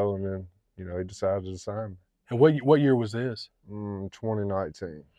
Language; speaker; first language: English; native; English